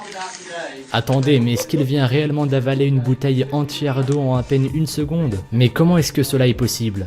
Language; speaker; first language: French; native; French